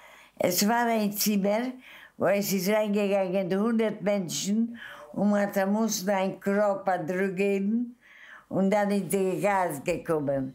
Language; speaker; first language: German; non-native, fluent; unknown